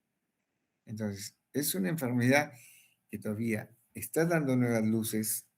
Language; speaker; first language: Spanish; native; Spanish